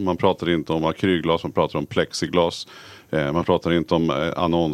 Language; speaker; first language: Swedish; native; Swedish